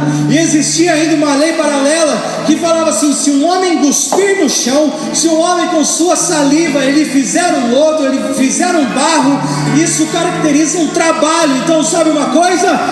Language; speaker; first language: Portuguese; native; Portuguese